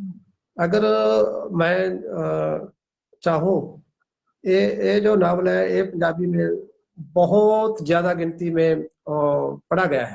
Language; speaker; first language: Hindi; non-native, local second language; Punjabi